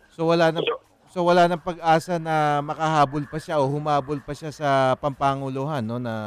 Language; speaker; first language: Filipino; native; Filipino